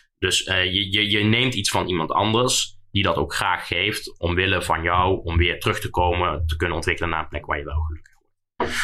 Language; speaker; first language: Dutch; native; Dutch